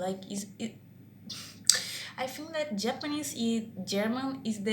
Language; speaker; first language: English; non-native, learner; Portuguese